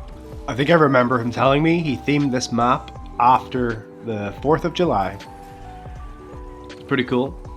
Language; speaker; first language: English; native; English